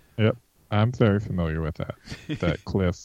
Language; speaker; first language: English; native; English